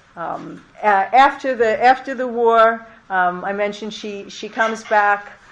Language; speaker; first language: English; native; English